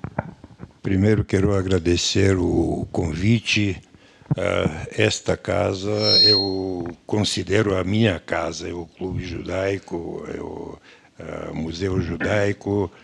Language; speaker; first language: Portuguese; non-native, fluent; Bulgarian